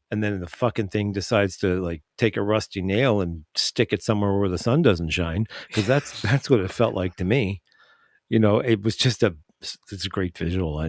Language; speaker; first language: English; native; English